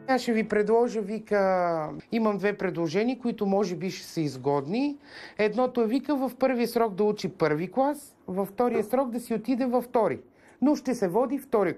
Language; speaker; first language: Bulgarian; native; Bulgarian